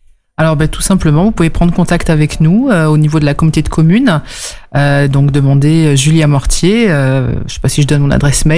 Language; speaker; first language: French; native; French